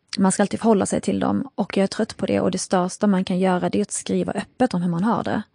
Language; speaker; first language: Swedish; early bilingual, other home language; Arabic